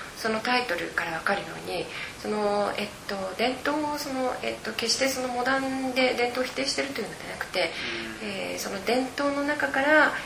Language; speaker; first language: Japanese; native; Japanese